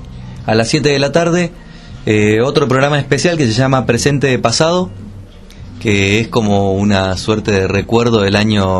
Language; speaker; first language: Spanish; native; Spanish